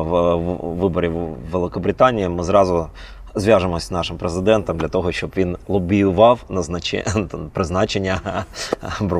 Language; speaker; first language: Ukrainian; native; Ukrainian